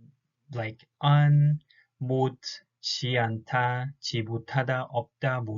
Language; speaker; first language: Korean; non-native, fluent; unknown